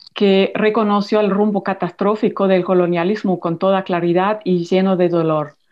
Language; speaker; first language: Spanish; non-native, fluent; German